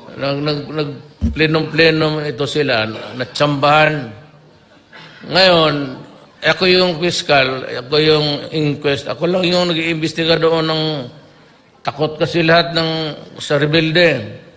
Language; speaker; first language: Filipino; non-native, local second language; Cebuano